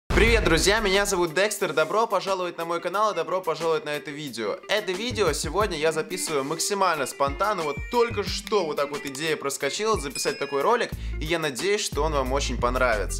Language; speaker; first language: Russian; native; Russian